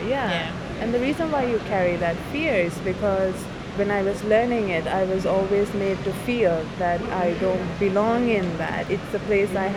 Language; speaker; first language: English; non-native, local second language; Sinhala